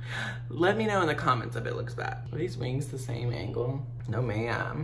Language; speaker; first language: English; native; English